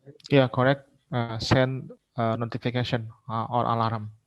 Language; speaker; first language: English; non-native, learner; Indonesian